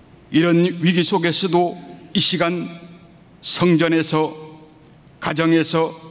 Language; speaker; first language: Korean; native; Korean